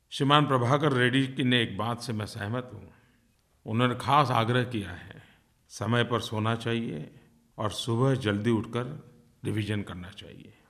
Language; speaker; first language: Hindi; non-native, local second language; Gujarati